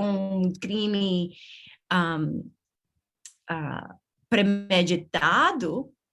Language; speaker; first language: Portuguese; non-native, learner; English